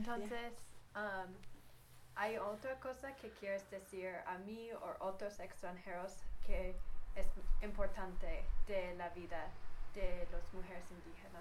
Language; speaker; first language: Spanish; non-native, learner; English